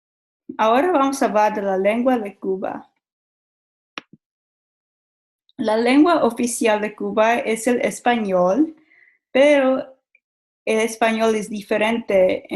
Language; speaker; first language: Spanish; non-native, learner; English